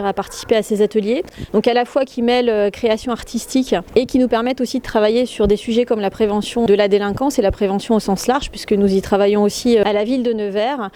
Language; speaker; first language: French; native; French